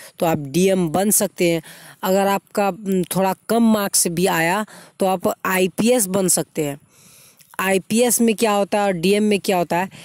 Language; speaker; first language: Hindi; native; Hindi